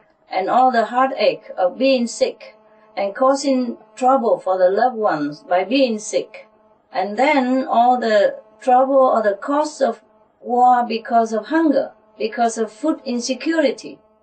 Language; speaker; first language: English; non-native, fluent; Vietnamese